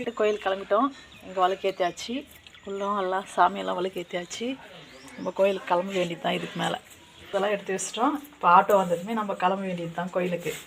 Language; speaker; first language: Tamil; native; Tamil